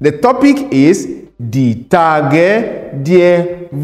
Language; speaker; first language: German; non-native, fluent; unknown